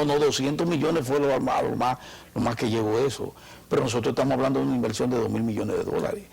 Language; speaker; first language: Spanish; native; Spanish